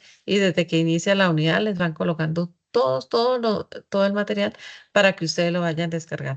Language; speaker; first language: Spanish; native; Spanish